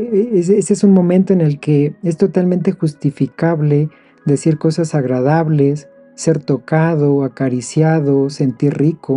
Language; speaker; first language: Spanish; native; Spanish